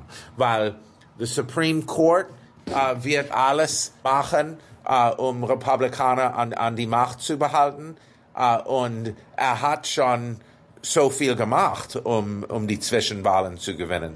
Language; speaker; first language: German; non-native, fluent; English